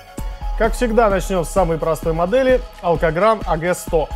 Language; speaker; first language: Russian; native; Russian